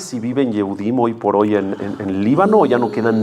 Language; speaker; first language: Spanish; native; Spanish